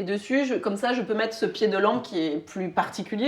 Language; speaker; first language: French; native; French